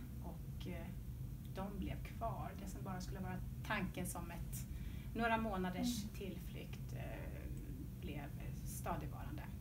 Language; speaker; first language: Swedish; native; Swedish